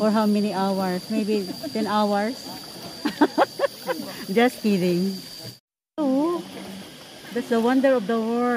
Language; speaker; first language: English; non-native, local second language; Filipino